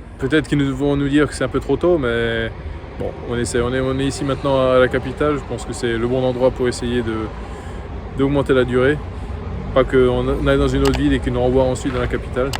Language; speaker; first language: French; native; French